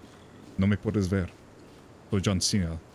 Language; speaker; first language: Spanish; non-native, fluent; English